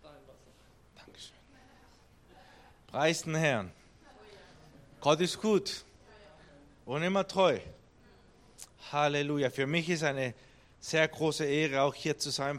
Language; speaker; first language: German; non-native, fluent; Spanish